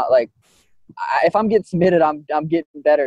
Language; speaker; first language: English; native; English